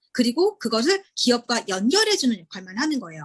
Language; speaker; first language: Korean; native; Korean